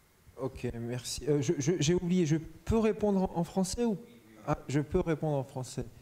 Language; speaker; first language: French; non-native, local second language; Arabic